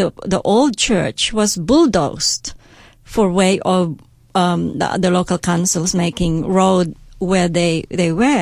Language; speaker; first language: English; non-native, local second language; Hiligaynon